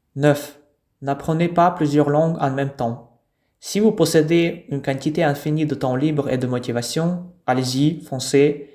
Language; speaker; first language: French; non-native, fluent; Russian